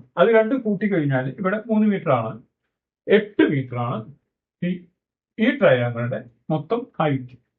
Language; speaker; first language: Malayalam; native; Malayalam